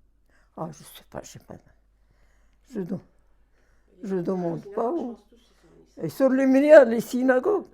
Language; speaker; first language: French; non-native, learner; Arabic